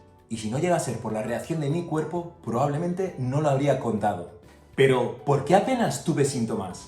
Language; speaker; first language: Spanish; native; Spanish